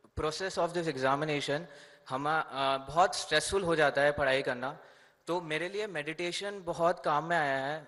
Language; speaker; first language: Hindi; native; Hindi